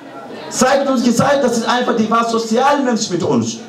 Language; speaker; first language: German; non-native, learner; Fula